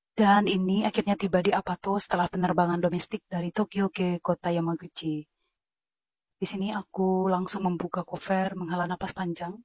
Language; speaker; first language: Indonesian; native; Indonesian